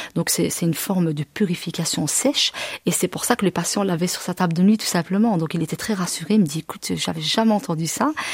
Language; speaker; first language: French; early bilingual, other home language; Arabic